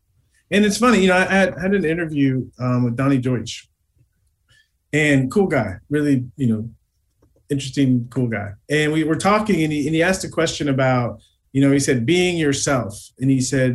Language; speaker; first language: English; native; English